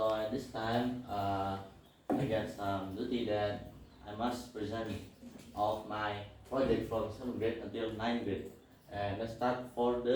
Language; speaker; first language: English; non-native, learner; Indonesian